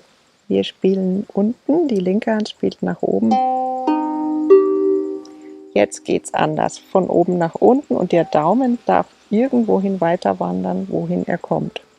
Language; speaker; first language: German; native; German